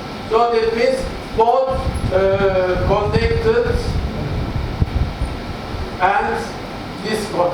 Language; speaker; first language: English; non-native, fluent; Turkish